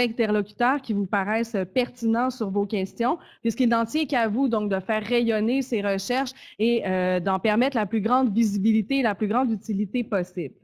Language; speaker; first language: French; native; French